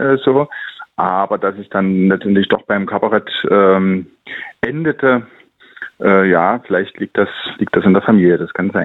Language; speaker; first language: German; native; German